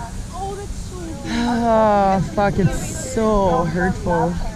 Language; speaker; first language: English; non-native, fluent; French